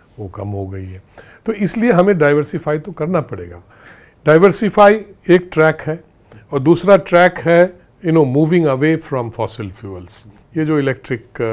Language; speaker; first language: Hindi; native; Hindi